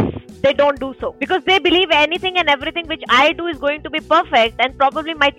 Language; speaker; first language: English; non-native, local second language; Hindi